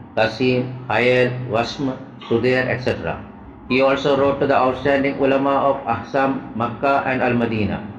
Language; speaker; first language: English; non-native, local second language; Malayalam